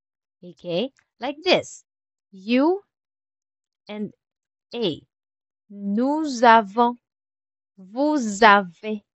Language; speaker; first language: French; non-native, fluent; Filipino